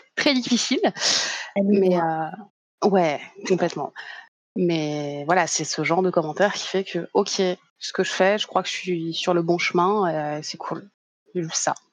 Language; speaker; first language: French; native; French